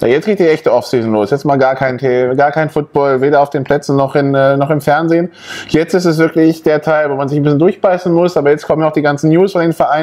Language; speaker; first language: German; native; German